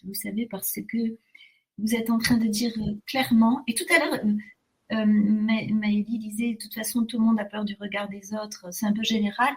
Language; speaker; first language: French; native; French